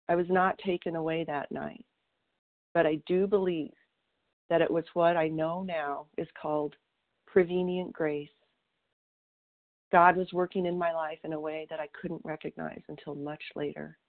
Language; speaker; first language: English; native; English